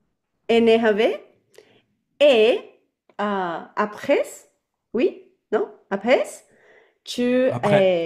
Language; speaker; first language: French; non-native, learner; Chinese